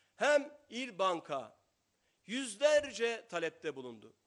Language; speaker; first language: Turkish; native; Turkish